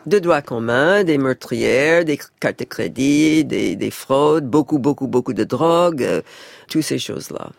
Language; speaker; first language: French; non-native, fluent; English